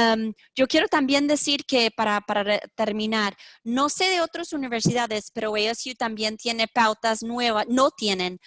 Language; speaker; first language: Spanish; early bilingual, heritage; Spanish